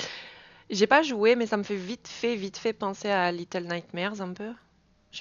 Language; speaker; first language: French; native; French